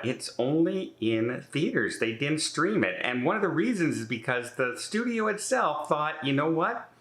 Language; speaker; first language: English; native; English